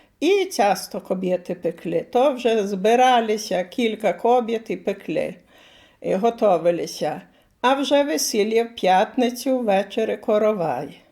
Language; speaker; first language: Ukrainian; native; Ukrainian